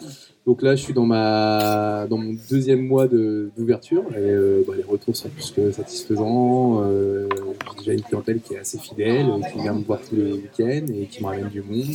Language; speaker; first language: French; native; French